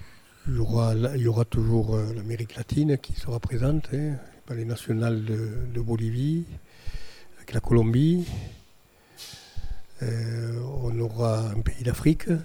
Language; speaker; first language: French; native; French